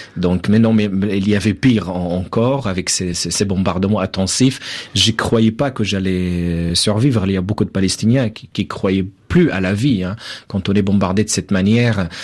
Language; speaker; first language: French; non-native, fluent; Arabic